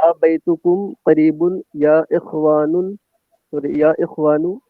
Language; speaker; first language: Arabic; non-native, learner; Urdu